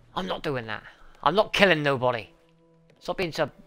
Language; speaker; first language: English; native; English